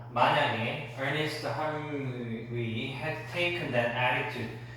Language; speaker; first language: English; non-native, fluent; Korean